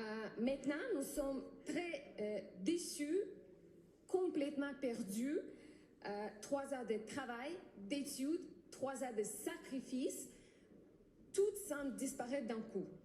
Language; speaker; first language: French; non-native, learner; Ukrainian